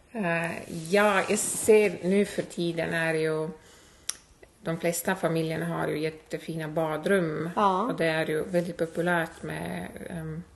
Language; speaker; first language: Swedish; non-native, fluent; Estonian